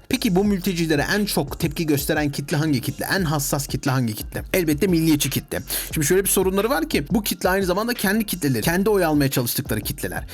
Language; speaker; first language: Turkish; native; Turkish